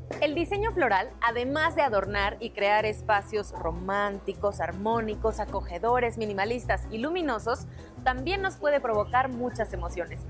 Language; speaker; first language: Spanish; native; Spanish